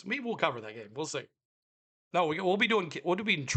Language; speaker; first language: English; native; English